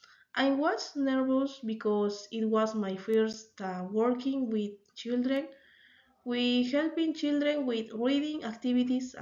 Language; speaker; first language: English; non-native, learner; Spanish